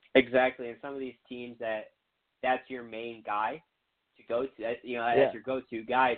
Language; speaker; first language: English; native; English